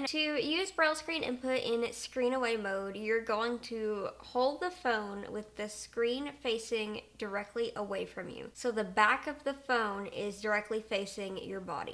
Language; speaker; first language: English; native; English